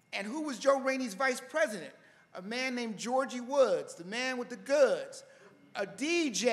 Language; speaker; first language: English; native; English